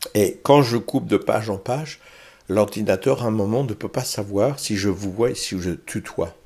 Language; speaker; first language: French; early bilingual, heritage; French